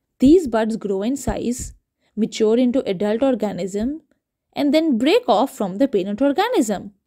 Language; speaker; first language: English; non-native, local second language; Urdu